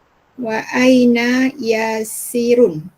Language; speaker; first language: Arabic; non-native, learner; Malay